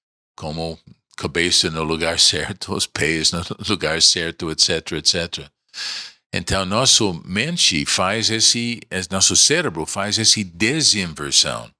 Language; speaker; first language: Portuguese; non-native, fluent; English